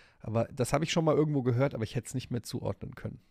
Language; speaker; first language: German; native; German